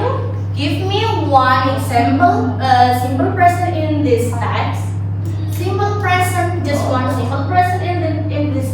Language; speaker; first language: English; non-native, learner; Indonesian